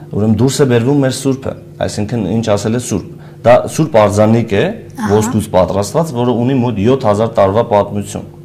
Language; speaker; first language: Armenian; non-native, local second language; Kurdish